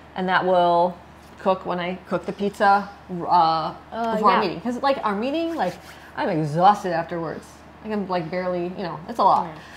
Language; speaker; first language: English; native; English